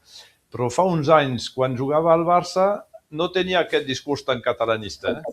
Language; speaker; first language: Catalan; early bilingual, heritage; French